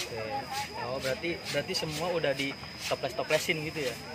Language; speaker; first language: Indonesian; native; Indonesian